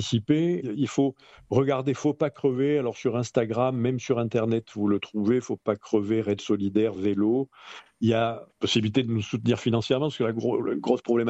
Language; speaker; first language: French; native; French